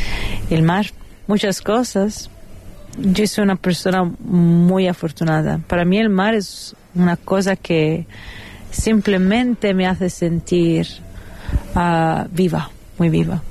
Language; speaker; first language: Spanish; non-native, fluent; Italian